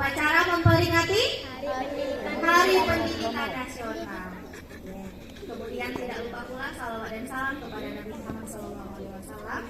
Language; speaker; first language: Indonesian; native; Indonesian